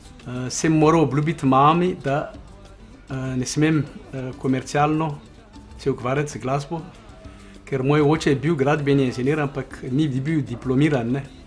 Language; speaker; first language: Slovenian; non-native, learner; Malagasy